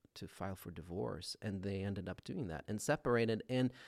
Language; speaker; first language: English; non-native, fluent; Swedish